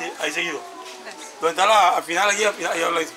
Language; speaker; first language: Spanish; non-native, learner; French